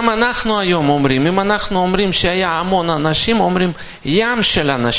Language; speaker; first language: Hebrew; non-native, fluent; Russian